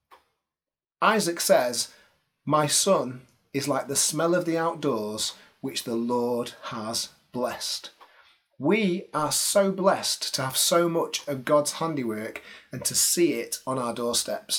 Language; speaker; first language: English; native; English